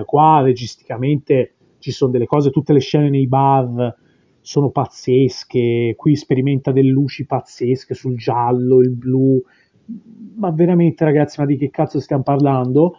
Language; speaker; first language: Italian; native; Italian